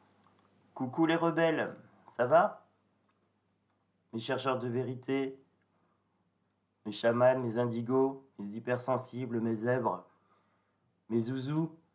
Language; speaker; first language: French; native; French